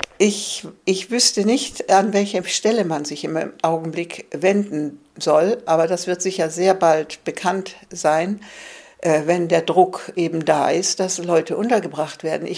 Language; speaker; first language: German; native; German